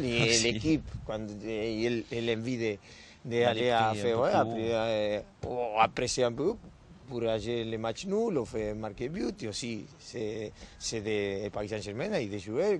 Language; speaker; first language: French; non-native, learner; Spanish